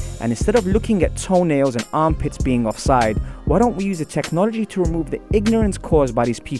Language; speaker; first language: English; native; English